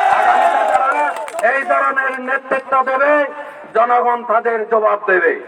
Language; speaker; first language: Bangla; non-native, local second language; Chakma